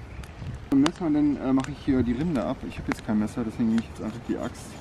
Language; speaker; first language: German; native; German